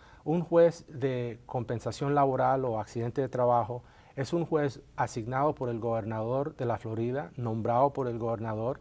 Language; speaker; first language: Spanish; native; Spanish